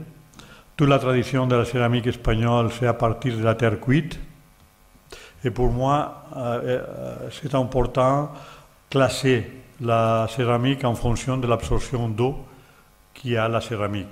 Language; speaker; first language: French; non-native, learner; Catalan